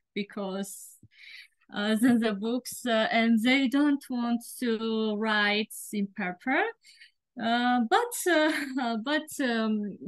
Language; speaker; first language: English; non-native, learner; Georgian